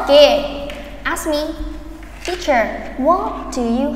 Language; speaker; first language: English; non-native, fluent; Vietnamese